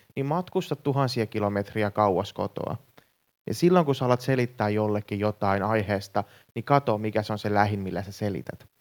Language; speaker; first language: Finnish; native; Finnish